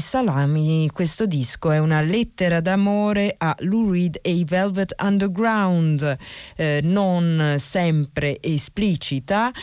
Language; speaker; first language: Italian; native; Italian